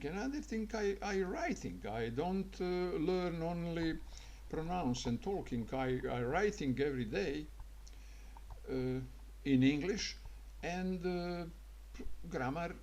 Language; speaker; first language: English; non-native, learner; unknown